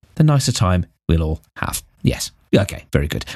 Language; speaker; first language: English; native; English